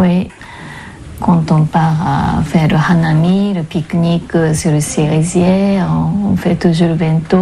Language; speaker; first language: French; non-native, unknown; Japanese